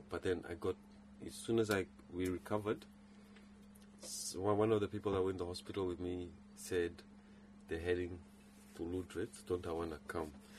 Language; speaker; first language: English; non-native, local second language; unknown